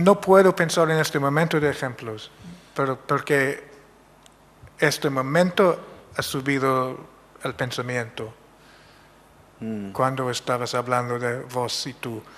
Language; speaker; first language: Spanish; non-native, fluent; English